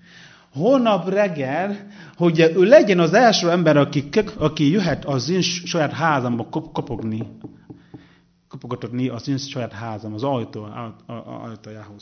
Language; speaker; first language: Hungarian; non-native, learner; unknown